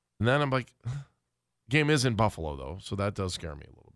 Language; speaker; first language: English; native; English